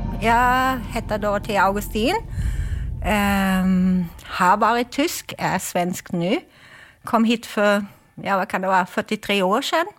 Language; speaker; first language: Swedish; non-native, fluent; German